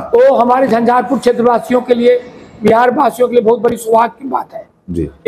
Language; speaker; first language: Hindi; native; Hindi